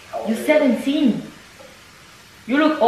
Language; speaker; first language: English; non-native, learner; French